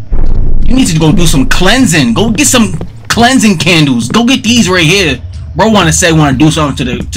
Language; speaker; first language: English; native; English